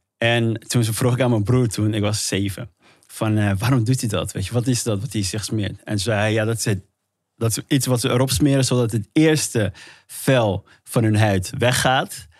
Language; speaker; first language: Dutch; early bilingual, other home language; Somali